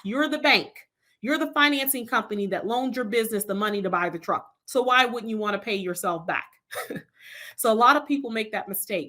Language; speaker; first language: English; native; English